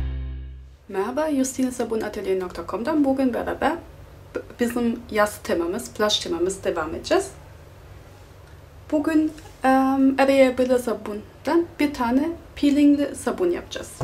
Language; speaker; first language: Turkish; non-native, fluent; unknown